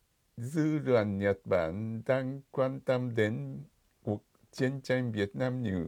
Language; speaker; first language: Vietnamese; non-native, fluent; Japanese